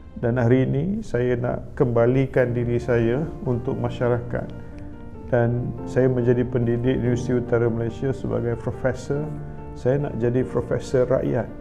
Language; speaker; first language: Malay; native; Malay